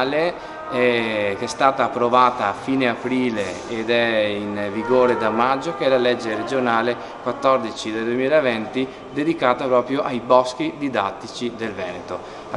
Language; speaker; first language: Italian; native; Italian